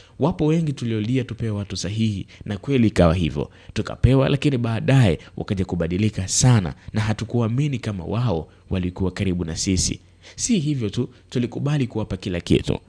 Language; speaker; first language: Swahili; native; Swahili